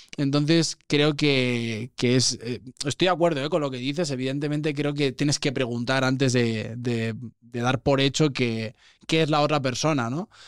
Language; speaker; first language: Spanish; native; Spanish